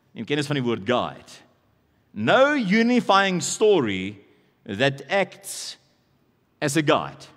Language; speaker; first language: English; non-native, local second language; Afrikaans